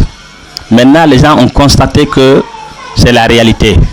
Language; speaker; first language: French; non-native, local second language; Fula